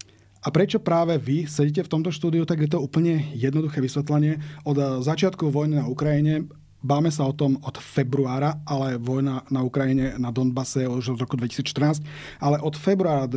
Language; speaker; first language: Slovak; native; Slovak